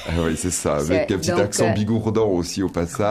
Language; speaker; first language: French; native; French